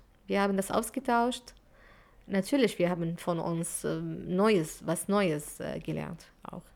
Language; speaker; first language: German; non-native, fluent; Arabic